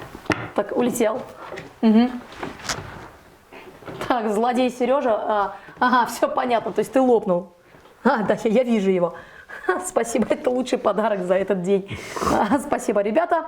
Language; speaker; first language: Russian; native; Russian